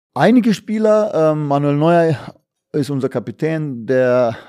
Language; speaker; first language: German; non-native, fluent; Bosnian